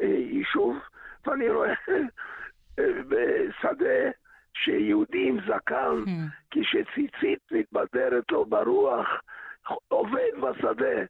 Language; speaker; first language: Hebrew; early bilingual, other home language; Yiddish